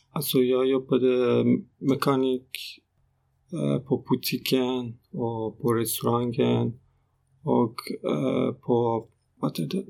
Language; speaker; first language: Swedish; non-native, learner; Persian